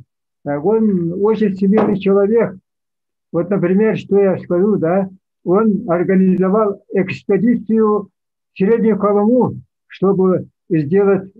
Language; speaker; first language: Russian; non-native, local second language; Yakut